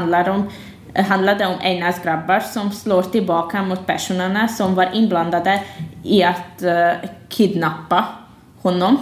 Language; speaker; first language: Swedish; non-native, fluent; Hungarian